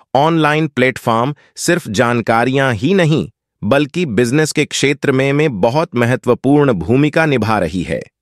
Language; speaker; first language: Hindi; native; Hindi